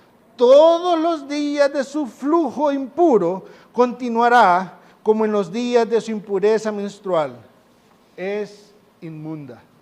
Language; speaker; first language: Spanish; native; Spanish